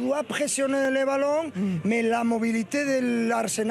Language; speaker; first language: French; non-native, learner; Spanish